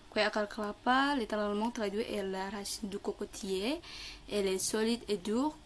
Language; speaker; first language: French; non-native, learner; Indonesian